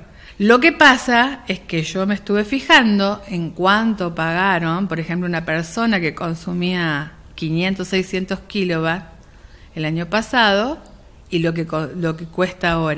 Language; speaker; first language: Spanish; native; Spanish